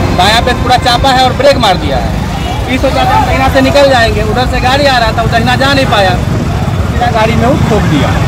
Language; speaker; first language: Hindi; native; Hindi